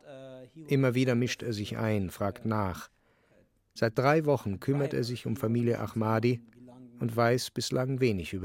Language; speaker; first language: German; native; German